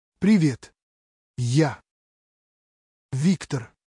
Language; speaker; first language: Russian; non-native, learner; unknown